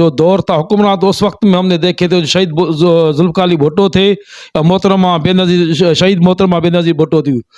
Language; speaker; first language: Urdu; non-native, local second language; Sindhi